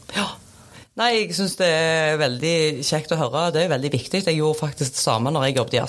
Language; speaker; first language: Norwegian; native; Norwegian